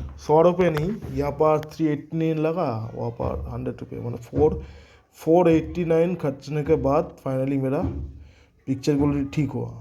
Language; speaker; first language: Hindi; non-native, local second language; Bangla